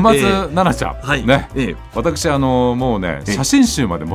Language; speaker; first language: Japanese; native; Japanese